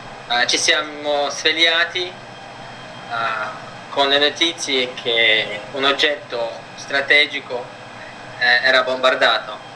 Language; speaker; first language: Italian; non-native, fluent; Ukrainian